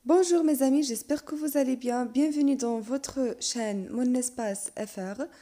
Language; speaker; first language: French; non-native, local second language; Arabic